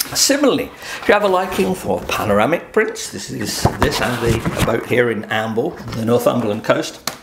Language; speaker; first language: English; native; English